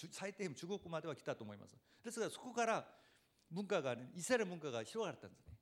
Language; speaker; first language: Japanese; non-native, fluent; Korean